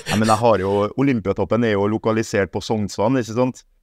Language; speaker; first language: Norwegian; early bilingual, other home language; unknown